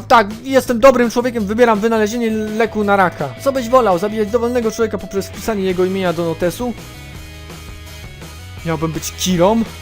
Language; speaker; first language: Polish; native; Polish